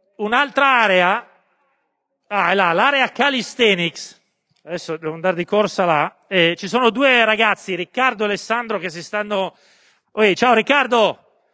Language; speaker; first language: Italian; native; Italian